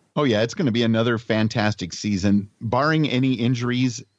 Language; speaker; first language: English; native; English